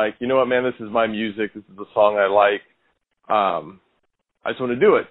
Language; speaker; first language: English; native; English